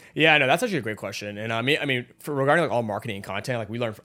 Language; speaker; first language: English; native; English